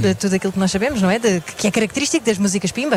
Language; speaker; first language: Portuguese; native; Portuguese